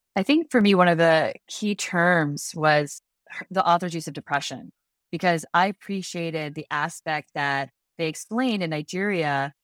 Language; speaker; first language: English; native; English